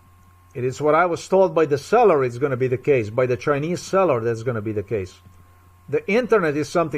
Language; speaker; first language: English; non-native, fluent; Slovenian